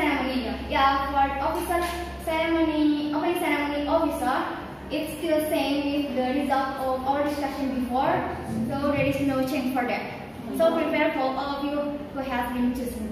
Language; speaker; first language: English; non-native, learner; Indonesian